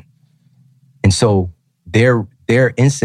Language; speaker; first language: English; native; English